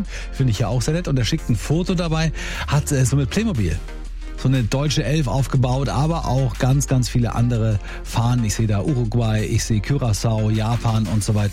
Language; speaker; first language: German; native; German